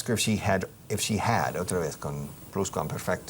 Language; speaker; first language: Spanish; non-native, fluent; English